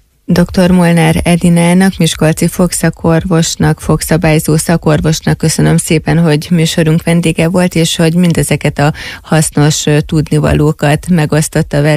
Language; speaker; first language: Hungarian; native; Hungarian